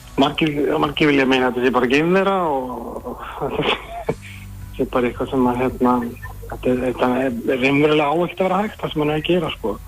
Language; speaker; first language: Icelandic; native; Icelandic